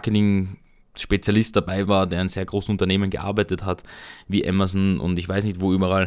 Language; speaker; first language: German; native; German